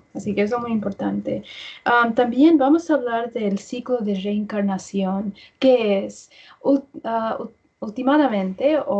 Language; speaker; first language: Spanish; early bilingual, heritage; English